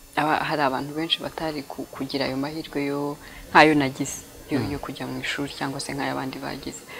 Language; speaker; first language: Kinyarwanda; native; Kinyarwanda